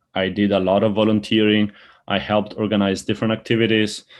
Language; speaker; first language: English; early bilingual, other home language; Albanian